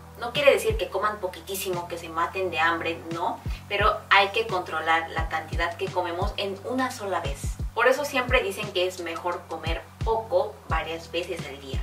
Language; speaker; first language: Spanish; non-native, fluent; Korean